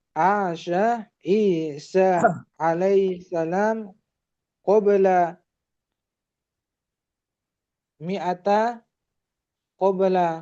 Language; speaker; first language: Arabic; non-native, learner; Indonesian